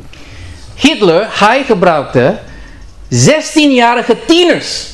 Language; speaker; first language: Dutch; non-native, learner; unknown